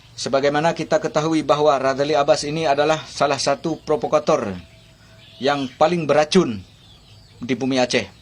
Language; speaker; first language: Malay; non-native, local second language; Achinese